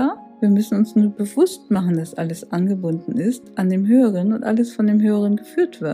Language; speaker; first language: German; native; German